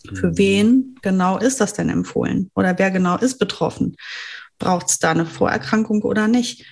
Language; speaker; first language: German; non-native, fluent; French